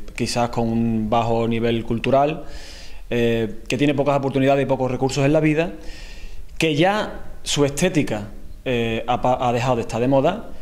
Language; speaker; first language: Spanish; native; Spanish